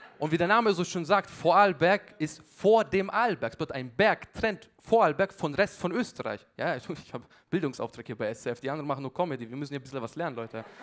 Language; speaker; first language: German; early bilingual, other home language; Albanian